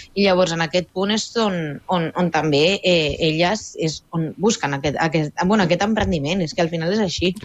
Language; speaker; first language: Catalan; early bilingual, other home language; Arabic